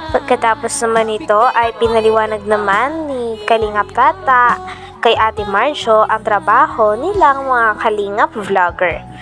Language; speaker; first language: Filipino; native; Filipino